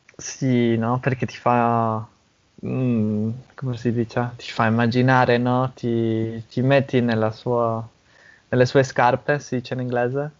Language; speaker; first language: Italian; non-native, fluent; English